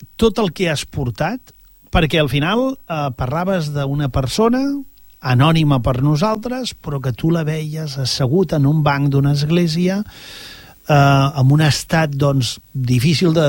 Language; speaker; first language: Catalan; native; Catalan